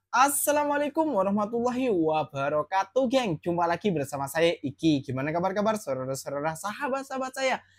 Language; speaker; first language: Indonesian; native; Indonesian